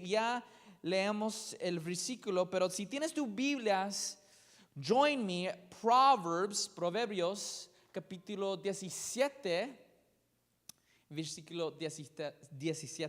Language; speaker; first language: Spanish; non-native, learner; English